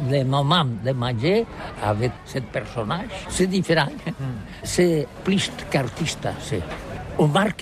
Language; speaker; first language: French; non-native, learner; Catalan